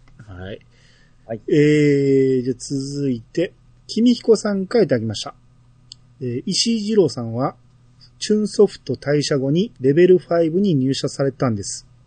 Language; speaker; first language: Japanese; native; Japanese